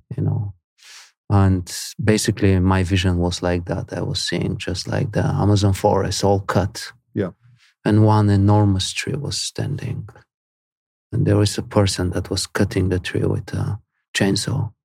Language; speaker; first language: English; non-native, fluent; Spanish